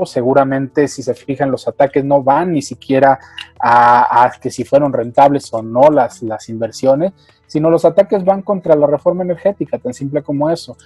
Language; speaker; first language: Spanish; native; Spanish